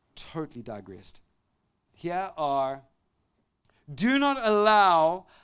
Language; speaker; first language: English; native; English